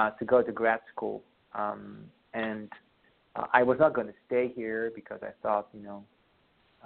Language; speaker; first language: English; non-native, fluent; Western Frisian